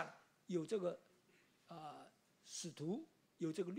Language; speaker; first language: Chinese; native; Chinese